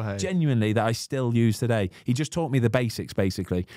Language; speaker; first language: English; native; English